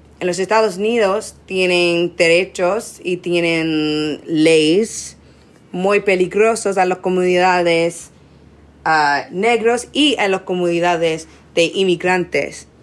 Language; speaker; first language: Spanish; non-native, learner; English